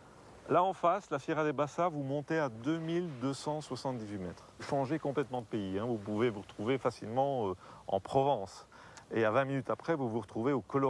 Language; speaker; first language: French; native; French